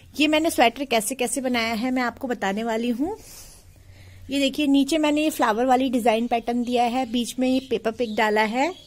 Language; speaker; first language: Hindi; native; Hindi